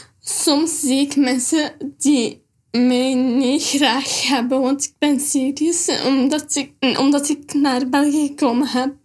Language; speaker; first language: Dutch; non-native, learner; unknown